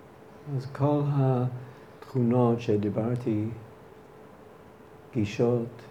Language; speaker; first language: Hebrew; non-native, fluent; English